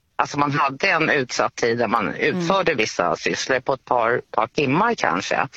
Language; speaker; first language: Swedish; native; Swedish